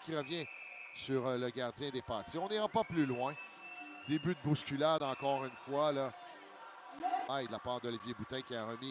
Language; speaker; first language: French; native; French